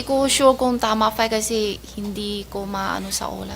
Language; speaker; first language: Filipino; non-native, learner; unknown